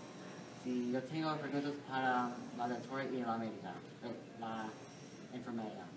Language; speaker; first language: Spanish; non-native, learner; English